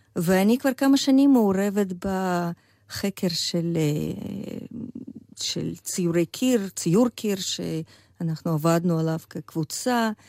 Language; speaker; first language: Hebrew; non-native, fluent; Russian